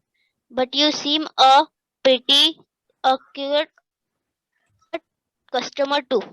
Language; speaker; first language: English; non-native, learner; Hindi